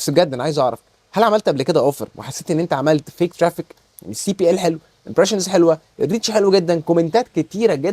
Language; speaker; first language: Arabic; native; Arabic